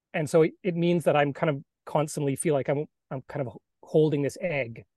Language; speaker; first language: English; native; English